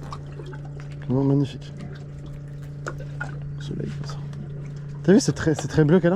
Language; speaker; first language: French; native; French